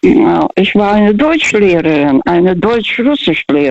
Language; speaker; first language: German; non-native, fluent; Russian